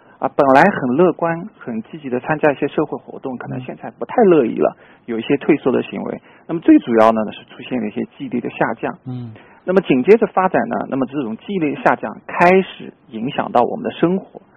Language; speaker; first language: Chinese; native; Chinese